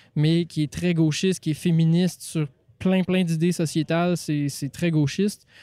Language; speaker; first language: French; native; French